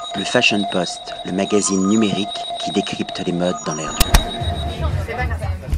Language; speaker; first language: French; native; French